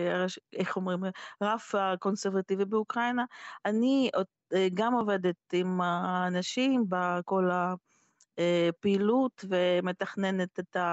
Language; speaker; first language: Hebrew; non-native, fluent; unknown